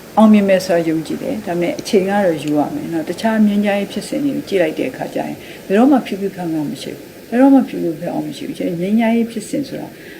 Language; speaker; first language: Burmese; native; Burmese